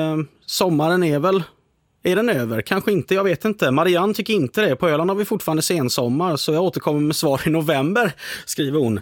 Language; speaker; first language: Swedish; native; Swedish